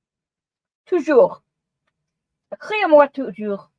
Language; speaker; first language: French; non-native, learner; English